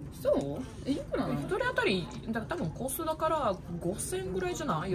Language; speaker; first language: Japanese; non-native, fluent; Italian